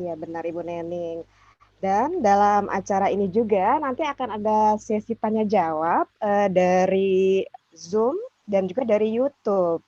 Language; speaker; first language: Indonesian; native; Indonesian